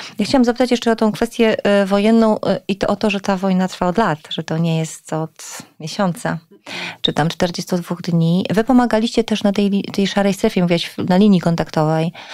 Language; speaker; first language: Polish; native; Polish